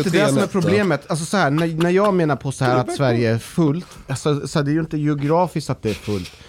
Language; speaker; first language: Swedish; native; Swedish